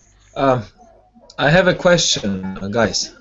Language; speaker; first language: English; non-native, fluent; Georgian